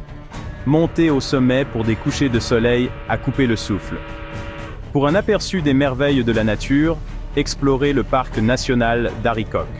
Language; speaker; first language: French; native; French